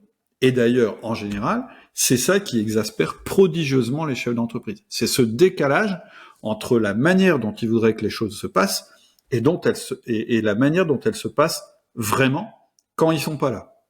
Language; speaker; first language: French; native; French